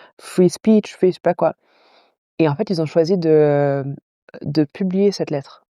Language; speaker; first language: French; non-native, local second language; Arabic